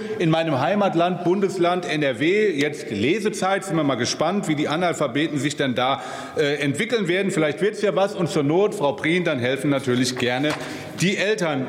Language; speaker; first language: German; native; German